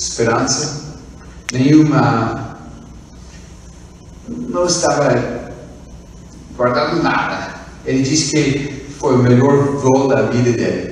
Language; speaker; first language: Portuguese; non-native, fluent; English